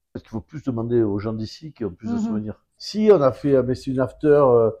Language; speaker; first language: French; native; French